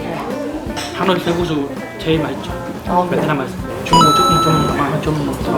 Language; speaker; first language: Korean; non-native, fluent; Vietnamese